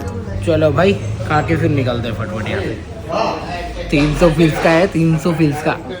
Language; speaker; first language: Hindi; native; Hindi